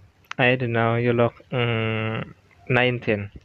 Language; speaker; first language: English; non-native, learner; Indonesian